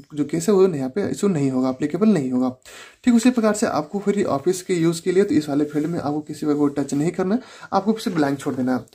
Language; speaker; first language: Hindi; native; Hindi